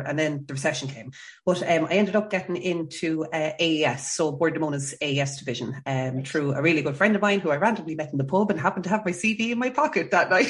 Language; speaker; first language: English; native; English